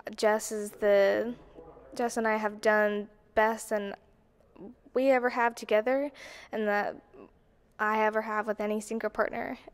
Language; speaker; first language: English; native; English